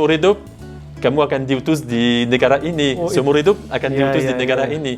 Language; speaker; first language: Indonesian; non-native, fluent; French